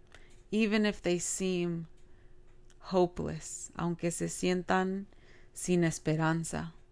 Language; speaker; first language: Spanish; early bilingual, heritage; Spanish